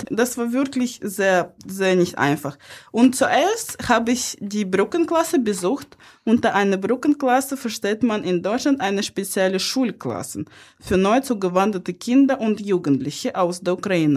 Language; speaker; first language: German; non-native, fluent; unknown